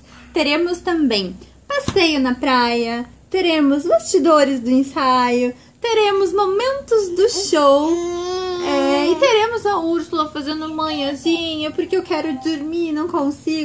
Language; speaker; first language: Portuguese; native; Portuguese